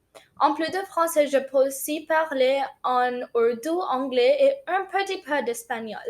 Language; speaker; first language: French; non-native, local second language; Urdu